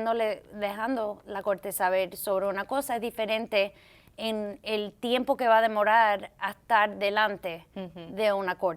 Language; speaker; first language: Spanish; early bilingual, heritage; Spanish